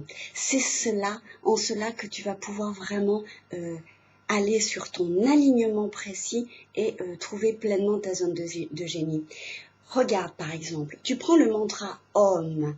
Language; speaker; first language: French; native; French